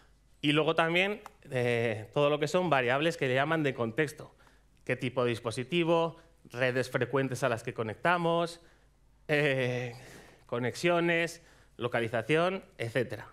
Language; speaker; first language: Spanish; native; Spanish